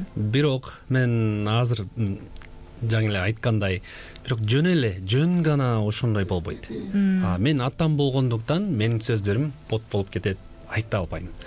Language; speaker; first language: Kyrgyz; non-native, fluent; Korean